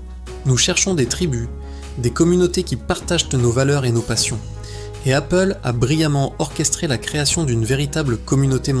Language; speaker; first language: French; native; French